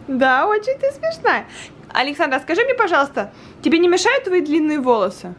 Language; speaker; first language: Russian; native; Russian